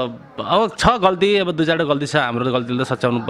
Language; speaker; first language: Nepali; native; Nepali